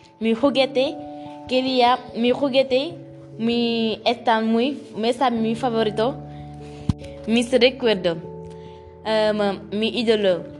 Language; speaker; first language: Spanish; non-native, learner; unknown